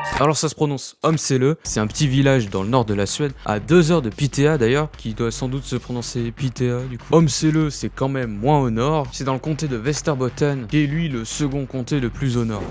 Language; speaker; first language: French; native; French